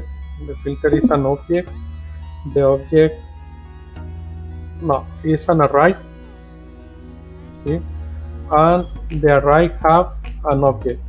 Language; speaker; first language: English; non-native, fluent; Spanish